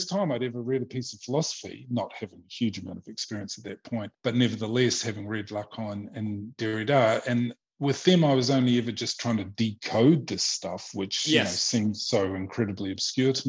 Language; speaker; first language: English; native; English